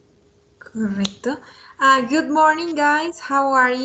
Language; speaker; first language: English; non-native, fluent; Spanish